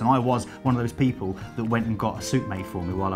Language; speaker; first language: English; native; English